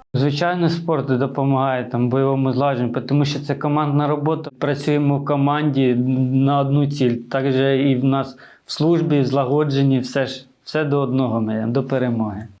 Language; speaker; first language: Ukrainian; native; Ukrainian